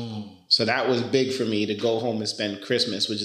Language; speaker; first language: English; early bilingual, other home language; Spanish